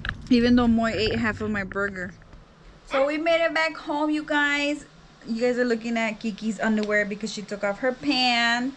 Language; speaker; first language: English; early bilingual, other home language; Spanish